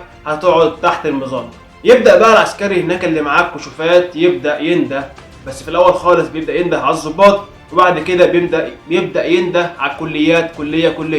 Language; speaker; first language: Arabic; native; Arabic